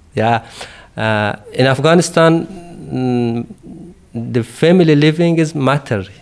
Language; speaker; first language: English; non-native, learner; Persian